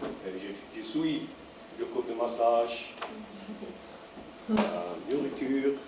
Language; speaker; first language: French; non-native, learner; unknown